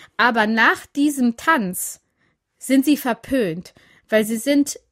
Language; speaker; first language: German; early bilingual, other home language; Albanian